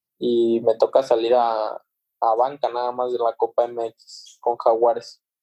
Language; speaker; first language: Spanish; native; Spanish